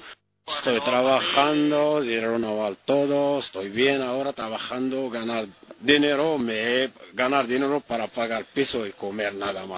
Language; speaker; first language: Spanish; non-native, learner; Arabic